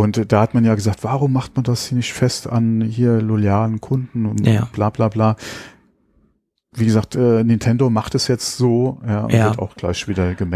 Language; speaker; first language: German; native; German